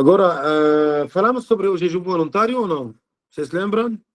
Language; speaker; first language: Portuguese; non-native, learner; Arabic